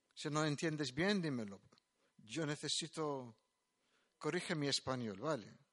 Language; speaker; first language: Spanish; non-native, fluent; Maltese